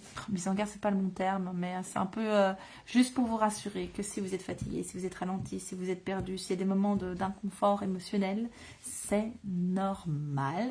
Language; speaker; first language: French; native; French